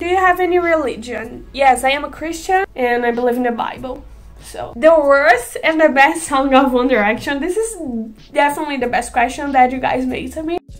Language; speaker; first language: English; non-native, fluent; Portuguese